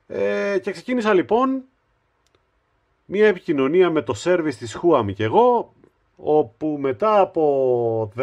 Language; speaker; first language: Greek; native; Greek